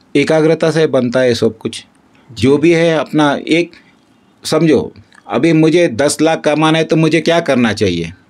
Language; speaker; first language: Hindi; non-native, local second language; Kannada